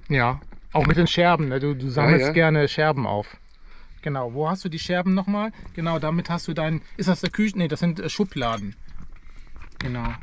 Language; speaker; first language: German; non-native, fluent; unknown